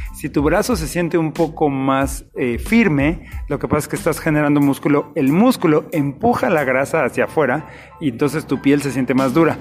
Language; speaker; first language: Spanish; native; Spanish